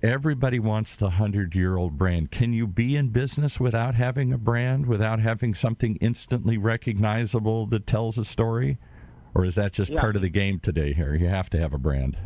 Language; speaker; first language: English; native; English